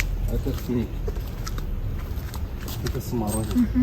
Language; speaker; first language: Russian; non-native, local second language; Azerbaijani